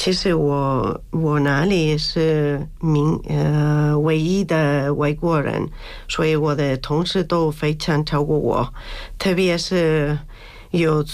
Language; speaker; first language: Chinese; non-native, fluent; Spanish